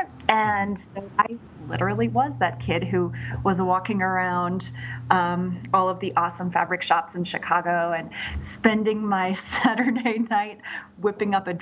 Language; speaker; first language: English; native; English